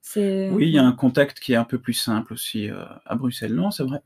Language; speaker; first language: French; native; French